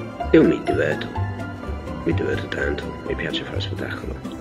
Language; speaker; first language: Italian; non-native, fluent; English